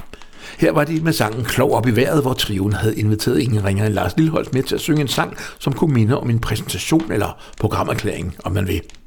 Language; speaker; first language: Danish; native; Danish